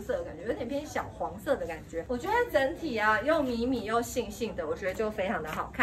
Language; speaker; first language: Chinese; native; Chinese